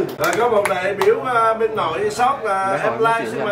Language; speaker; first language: Vietnamese; native; Vietnamese